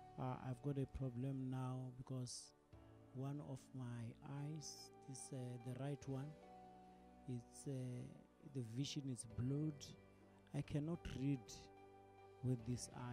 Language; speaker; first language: English; non-native, local second language; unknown